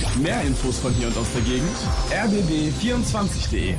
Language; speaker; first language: German; native; German